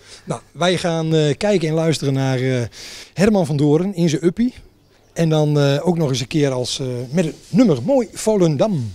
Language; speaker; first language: Dutch; native; Dutch